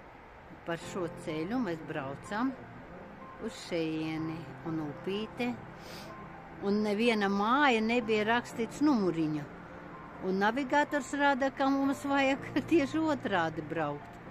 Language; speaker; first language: Latvian; non-native, local second language; Russian